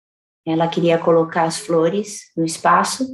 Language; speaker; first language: Portuguese; native; Portuguese